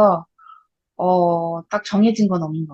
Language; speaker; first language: Korean; native; Korean